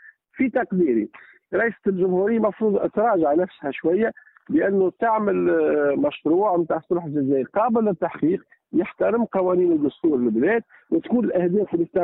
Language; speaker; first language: Arabic; native; Arabic